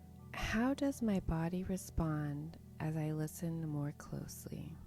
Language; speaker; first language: English; native; English